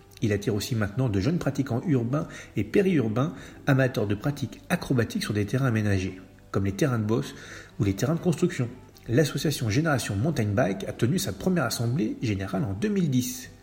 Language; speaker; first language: French; native; French